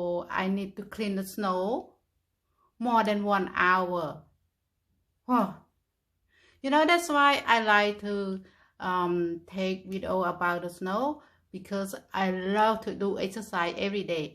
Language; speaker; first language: English; non-native, fluent; Khmer